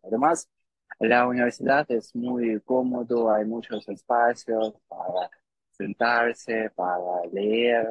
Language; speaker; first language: Spanish; non-native, learner; Russian